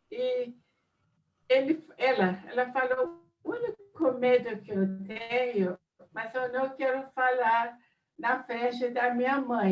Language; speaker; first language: Portuguese; non-native, fluent; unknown